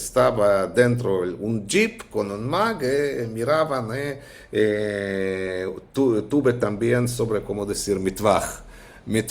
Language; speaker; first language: Spanish; non-native, fluent; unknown